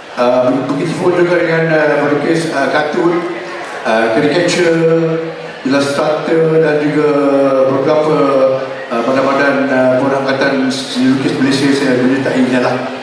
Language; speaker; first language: Malay; native; Malay